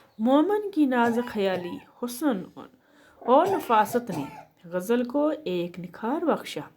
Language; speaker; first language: Urdu; non-native, local second language; Kashmiri